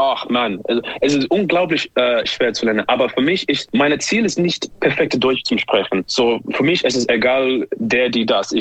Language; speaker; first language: German; non-native, learner; English